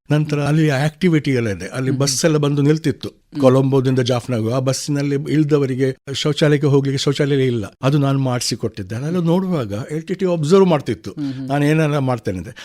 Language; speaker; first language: Kannada; non-native, local second language; Konkani